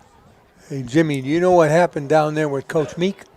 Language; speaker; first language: English; native; English